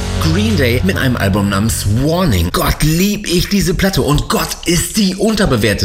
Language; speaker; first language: German; native; German